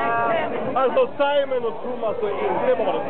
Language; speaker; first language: Swedish; native; Swedish